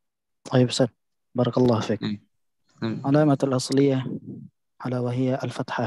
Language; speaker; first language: Arabic; non-native, learner; Indonesian